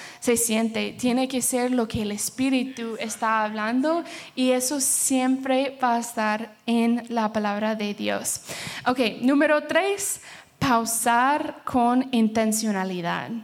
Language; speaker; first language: Spanish; early bilingual, heritage; Spanish